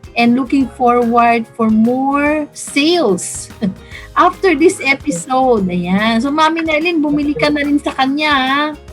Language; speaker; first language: Filipino; non-native, local second language; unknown